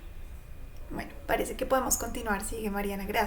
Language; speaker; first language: Spanish; native; Spanish